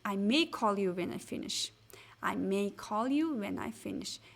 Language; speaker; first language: English; non-native, fluent; Mongolian